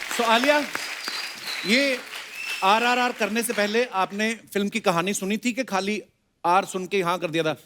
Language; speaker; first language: Hindi; non-native, local second language; Punjabi